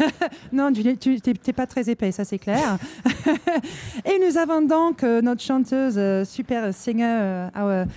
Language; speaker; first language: French; non-native, fluent; English